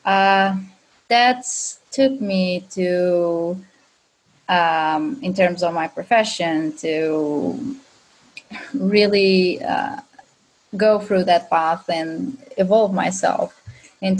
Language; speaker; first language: English; non-native, fluent; Portuguese